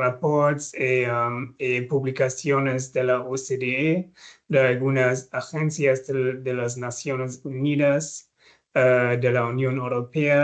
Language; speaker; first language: Spanish; non-native, fluent; German